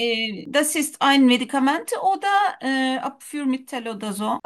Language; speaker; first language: German; non-native, learner; Turkish